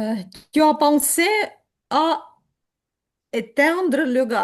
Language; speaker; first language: French; non-native, learner; Ukrainian